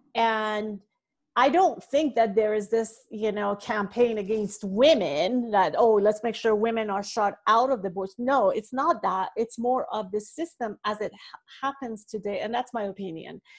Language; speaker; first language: English; non-native, fluent; Persian